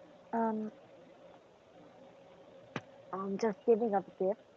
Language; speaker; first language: English; non-native, learner; Korean